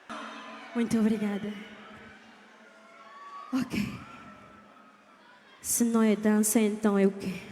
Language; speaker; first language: Portuguese; non-native, local second language; Kabuverdianu